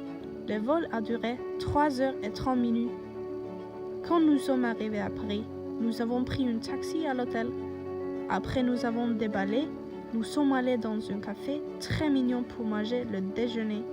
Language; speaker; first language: French; non-native, learner; Norwegian